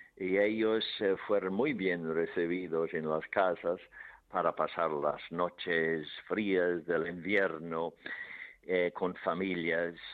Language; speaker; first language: Spanish; non-native, fluent; English